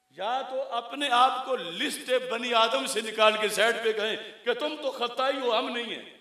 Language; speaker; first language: Urdu; non-native, local second language; Punjabi